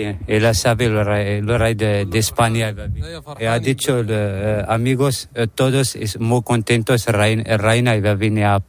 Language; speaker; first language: Spanish; non-native, learner; Arabic